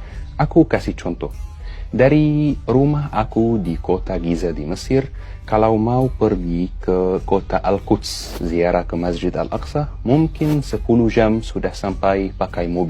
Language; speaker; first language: Indonesian; non-native, fluent; Arabic